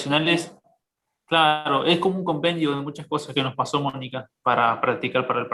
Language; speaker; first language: Spanish; native; Spanish